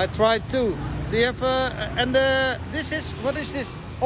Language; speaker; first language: English; non-native, learner; Dutch